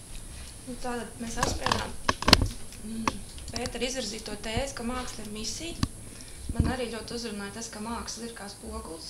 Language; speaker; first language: Latvian; native; Latvian